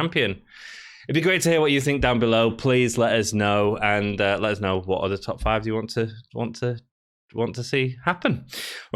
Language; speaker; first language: English; native; English